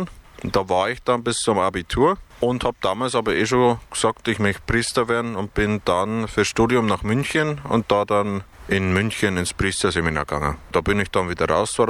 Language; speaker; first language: German; native; German